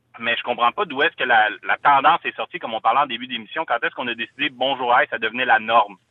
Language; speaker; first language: French; native; French